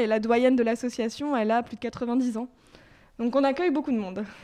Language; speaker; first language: French; native; French